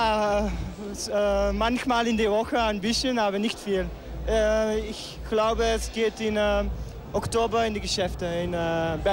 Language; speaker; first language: German; non-native, learner; Dutch